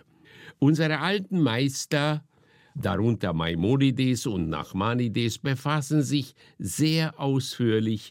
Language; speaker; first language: German; native; German